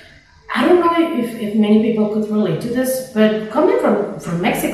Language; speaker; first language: English; non-native, fluent; Spanish